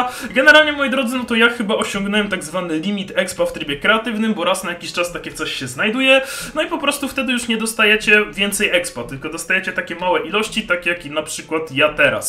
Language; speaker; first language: Polish; native; Polish